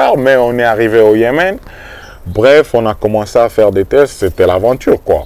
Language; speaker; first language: French; non-native, local second language; Swahili